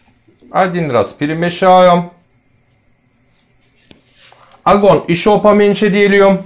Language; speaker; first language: Russian; non-native, learner; Turkish